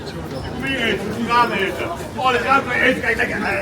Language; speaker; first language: Dutch; native; Dutch